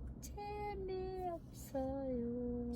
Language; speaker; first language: Korean; non-native, learner; Vietnamese